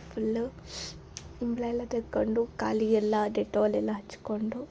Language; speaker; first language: Kannada; native; Kannada